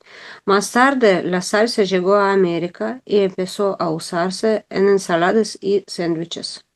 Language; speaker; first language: Spanish; non-native, learner; Russian